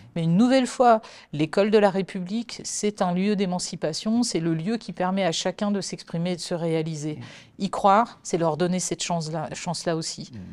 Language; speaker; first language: French; native; French